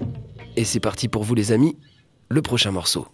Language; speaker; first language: French; native; French